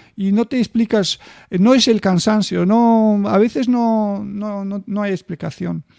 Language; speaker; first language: Spanish; non-native, fluent; Bulgarian